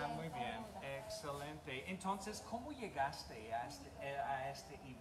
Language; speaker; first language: Spanish; non-native, learner; English